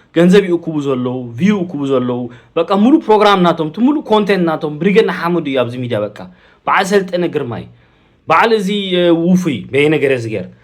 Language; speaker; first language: Tigrinya; early bilingual, heritage; Tigrinya